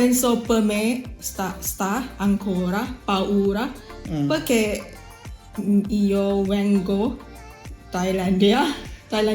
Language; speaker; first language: Italian; non-native, learner; Thai